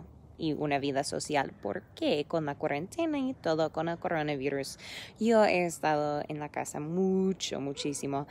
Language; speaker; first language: Spanish; non-native, fluent; English